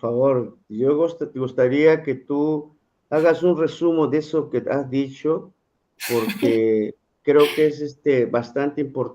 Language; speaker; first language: Spanish; non-native, fluent; Portuguese